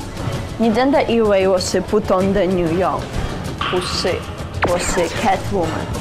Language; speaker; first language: Chinese; non-native, fluent; Russian